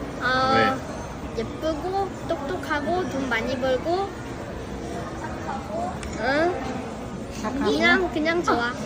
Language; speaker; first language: Korean; early bilingual, heritage; Korean